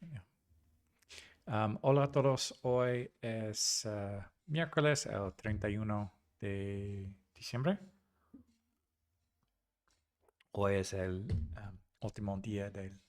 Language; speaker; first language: Spanish; non-native, fluent; English